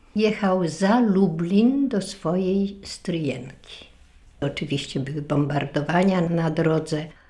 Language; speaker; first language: Polish; native; Polish